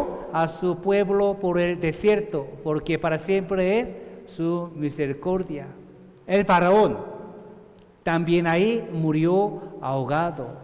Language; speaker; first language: Spanish; non-native, fluent; Korean